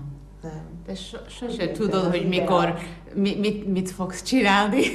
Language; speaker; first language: Hungarian; early bilingual, heritage; English